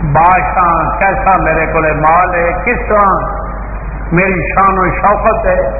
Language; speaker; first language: Urdu; non-native, local second language; Punjabi